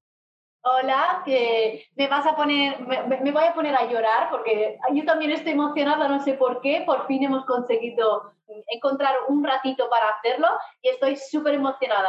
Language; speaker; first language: Spanish; non-native, fluent; Italian